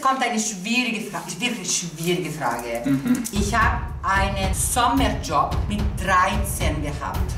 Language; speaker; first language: German; non-native, local second language; Italian